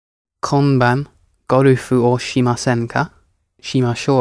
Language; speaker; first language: Japanese; non-native, learner; English